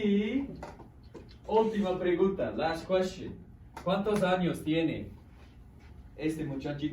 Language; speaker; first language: Spanish; non-native, fluent; English